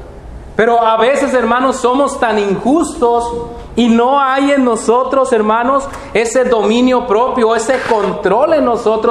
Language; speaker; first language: Spanish; native; Spanish